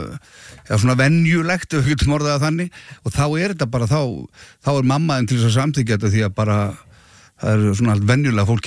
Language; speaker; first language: Icelandic; native; Icelandic